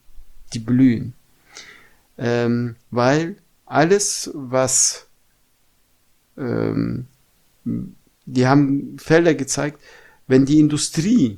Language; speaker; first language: German; non-native, fluent; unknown